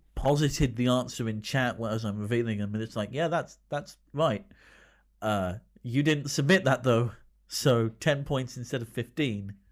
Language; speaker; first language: English; native; English